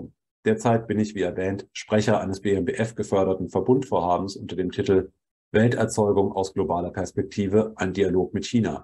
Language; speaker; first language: German; native; German